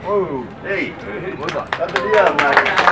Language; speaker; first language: German; non-native, learner; Dutch